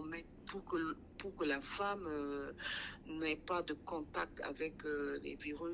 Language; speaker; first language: French; non-native, local second language; Sango